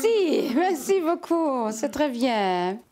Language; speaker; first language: French; non-native, learner; German